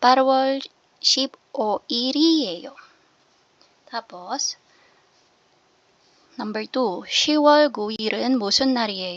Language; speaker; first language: Korean; non-native, learner; Filipino